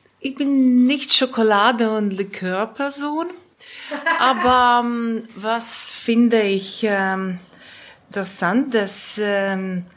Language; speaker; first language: German; non-native, learner; Latvian